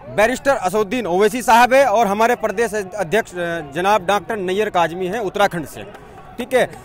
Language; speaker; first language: Hindi; native; Hindi